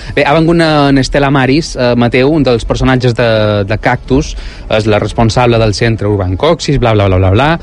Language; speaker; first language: Catalan; native; Catalan